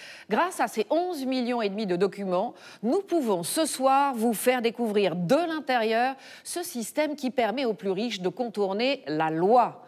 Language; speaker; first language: French; native; French